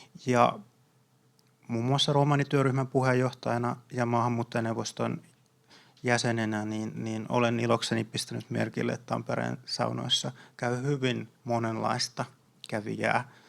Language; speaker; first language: Finnish; native; Finnish